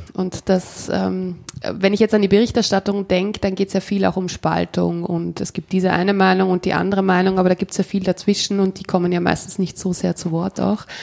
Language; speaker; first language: German; native; German